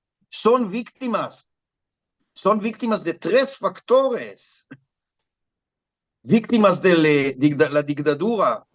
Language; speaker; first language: Spanish; non-native, fluent; Hebrew